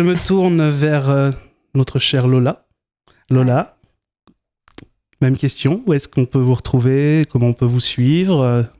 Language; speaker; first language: French; native; French